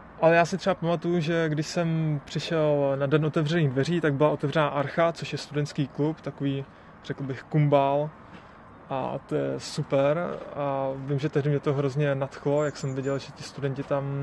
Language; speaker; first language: Czech; native; Czech